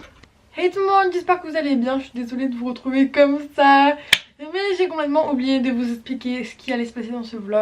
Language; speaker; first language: French; native; French